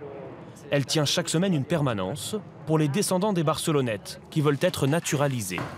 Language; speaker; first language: French; native; French